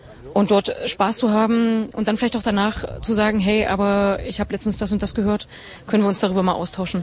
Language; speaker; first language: German; native; German